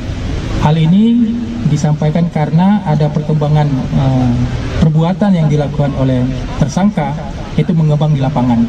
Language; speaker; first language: Indonesian; native; Indonesian